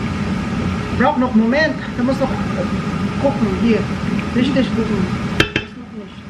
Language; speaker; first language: German; non-native, learner; Filipino